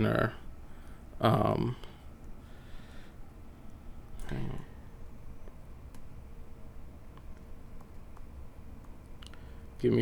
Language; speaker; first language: English; native; English